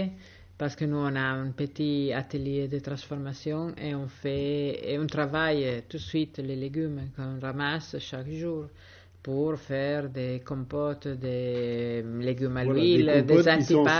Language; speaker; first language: French; non-native, fluent; Italian